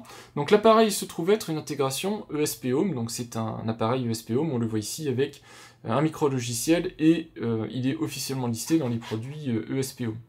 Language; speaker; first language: French; native; French